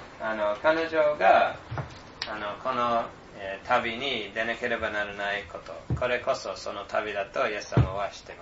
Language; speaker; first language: Japanese; non-native, fluent; English